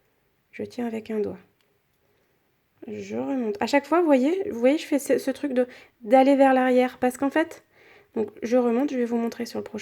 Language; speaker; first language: French; native; French